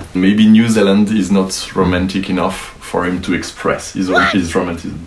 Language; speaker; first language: English; non-native, fluent; French